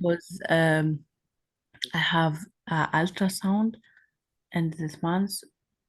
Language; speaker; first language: English; non-native, learner; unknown